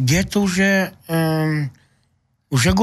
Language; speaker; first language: Russian; non-native, local second language; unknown